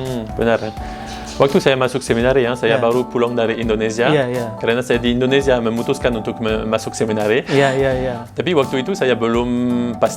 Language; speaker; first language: Indonesian; non-native, fluent; French